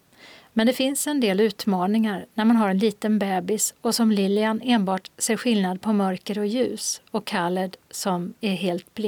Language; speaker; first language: Swedish; native; Swedish